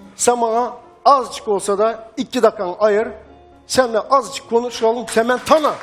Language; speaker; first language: Turkish; non-native, learner; Turkmen